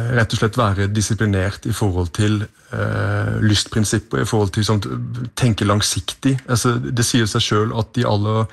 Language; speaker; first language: Norwegian; native; Norwegian